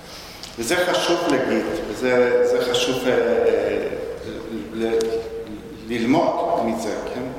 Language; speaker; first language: Hebrew; non-native, fluent; Spanish